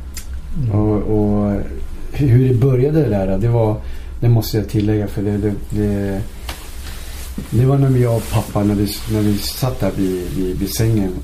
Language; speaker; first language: Swedish; early bilingual, other home language; Syriac